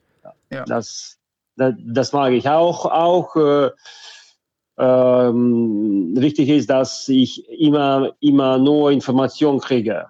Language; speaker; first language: German; non-native, fluent; Russian